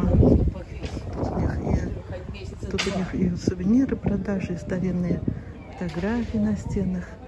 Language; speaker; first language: Russian; native; Russian